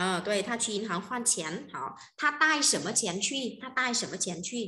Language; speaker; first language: Vietnamese; native; Vietnamese